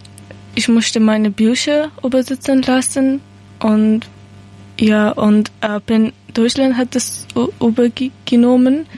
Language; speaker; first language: German; non-native, learner; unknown